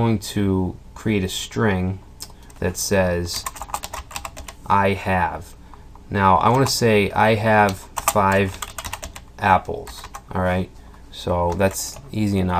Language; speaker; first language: English; native; English